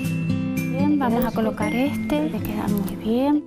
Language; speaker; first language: Spanish; native; Spanish